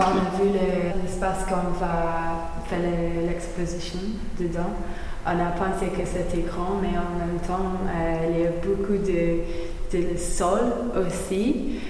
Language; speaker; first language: French; non-native, learner; English